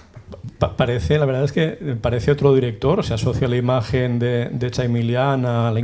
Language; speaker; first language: Spanish; native; Spanish